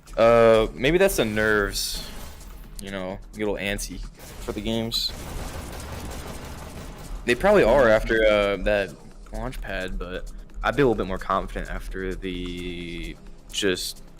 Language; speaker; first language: English; native; English